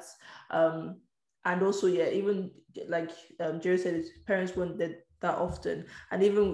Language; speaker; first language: English; native; English